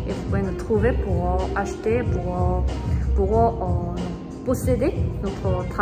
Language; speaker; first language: French; non-native, learner; Korean